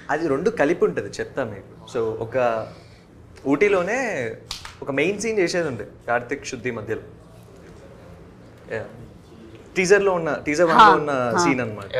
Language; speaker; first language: Telugu; native; Telugu